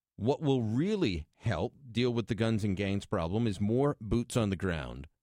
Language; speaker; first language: English; native; English